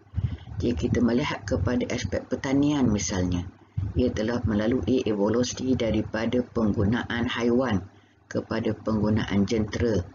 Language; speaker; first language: Malay; native; Malay